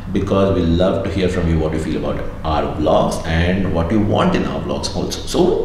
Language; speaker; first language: Hindi; native; Hindi